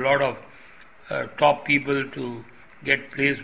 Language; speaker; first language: English; non-native, local second language; Tamil